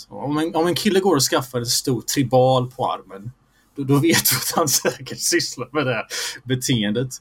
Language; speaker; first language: Swedish; early bilingual, other home language; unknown